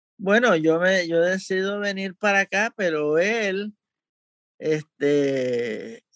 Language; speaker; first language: Spanish; native; Spanish